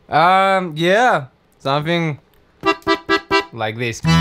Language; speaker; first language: English; non-native, learner; Tatar